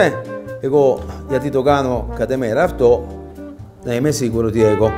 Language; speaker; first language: Greek; non-native, fluent; Italian